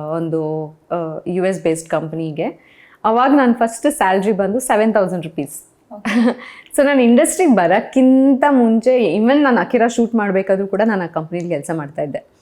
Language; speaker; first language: Kannada; non-native, local second language; Kodava